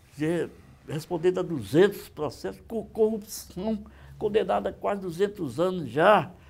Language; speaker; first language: Portuguese; native; Portuguese